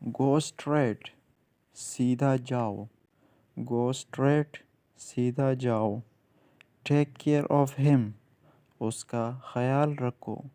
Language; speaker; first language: Urdu; native; Urdu